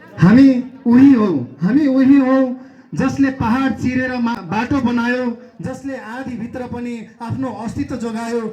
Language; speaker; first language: Nepali; non-native, local second language; Eastern Tamang